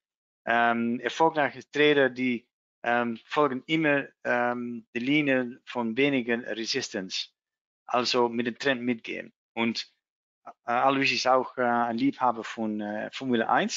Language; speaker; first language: German; non-native, learner; Dutch